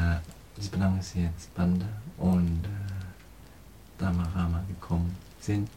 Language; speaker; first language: German; non-native, fluent; Chinese